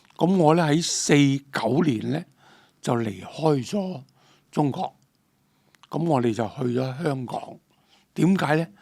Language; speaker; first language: Cantonese; native; Cantonese